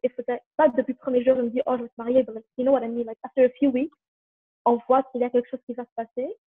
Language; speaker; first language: French; early bilingual, heritage; French